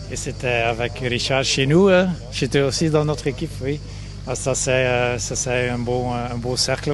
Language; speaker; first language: French; non-native, local second language; Dutch